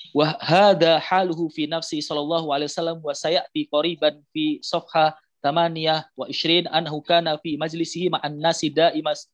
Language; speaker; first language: Arabic; non-native, fluent; Indonesian